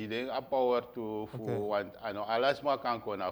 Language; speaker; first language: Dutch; non-native, local second language; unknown